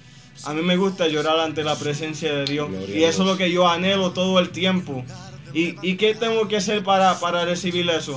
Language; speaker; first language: Spanish; native; Spanish